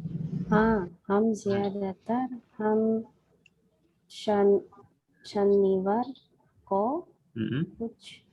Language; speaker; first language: Hindi; non-native, learner; Indonesian